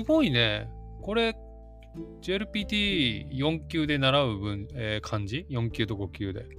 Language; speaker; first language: Japanese; native; Japanese